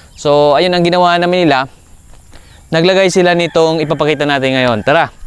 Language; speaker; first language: Filipino; non-native, local second language; Cebuano